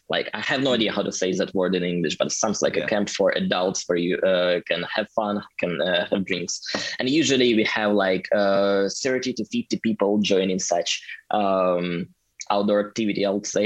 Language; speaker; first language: English; non-native, fluent; Russian